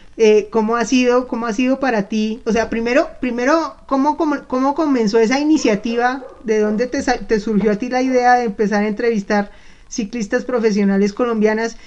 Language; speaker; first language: Spanish; native; Spanish